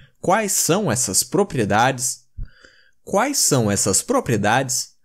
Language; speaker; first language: Portuguese; native; Portuguese